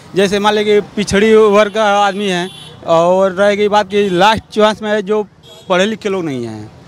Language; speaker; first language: Hindi; native; Hindi